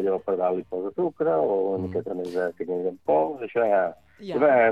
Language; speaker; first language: Catalan; native; Catalan